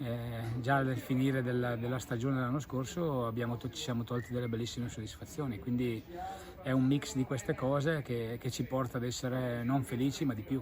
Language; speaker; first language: Italian; native; Italian